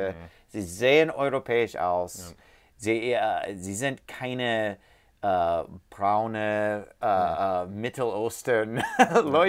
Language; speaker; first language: German; non-native, fluent; English